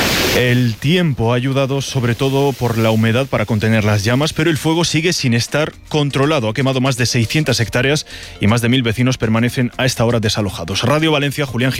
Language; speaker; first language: Spanish; native; Spanish